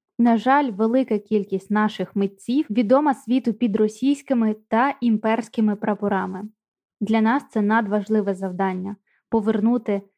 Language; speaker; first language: Ukrainian; native; Ukrainian